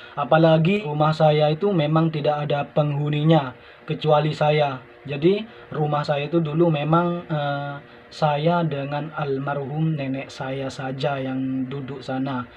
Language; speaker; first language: Indonesian; non-native, local second language; Madurese